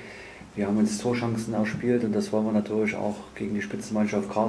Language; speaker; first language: German; native; German